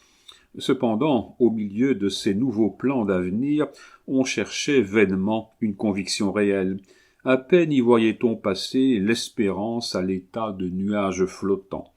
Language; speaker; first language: French; native; French